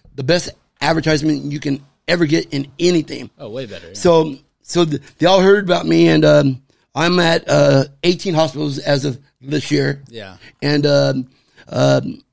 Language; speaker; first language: English; native; English